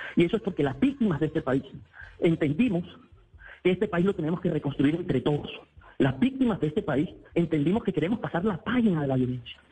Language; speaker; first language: Spanish; native; Spanish